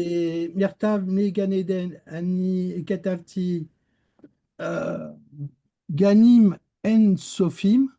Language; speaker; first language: Hebrew; non-native, learner; French